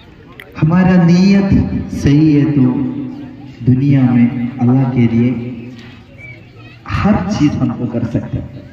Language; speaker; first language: Hindi; non-native, local second language; Malayalam